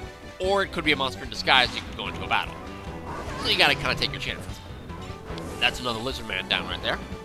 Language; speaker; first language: English; native; English